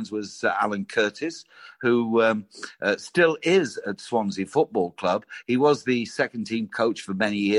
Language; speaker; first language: English; native; English